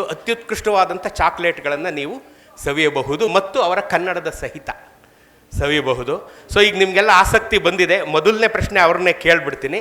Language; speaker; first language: Kannada; native; Kannada